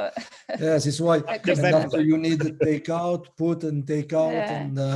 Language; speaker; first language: English; non-native, learner; French